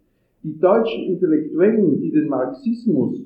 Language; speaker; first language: German; non-native, fluent; Italian